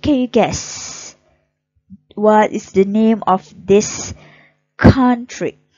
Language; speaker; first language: English; non-native, local second language; Malay